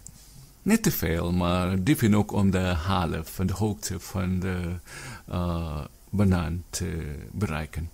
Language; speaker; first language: Dutch; non-native, learner; Filipino